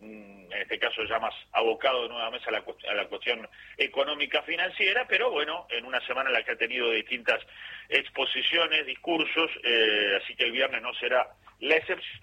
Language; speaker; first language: Spanish; native; Spanish